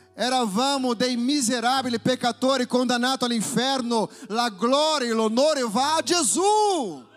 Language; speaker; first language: Italian; non-native, fluent; Portuguese